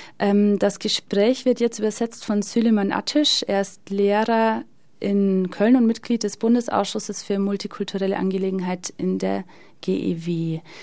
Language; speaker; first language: German; native; German